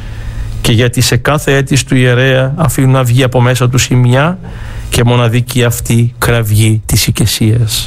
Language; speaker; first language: Greek; native; Greek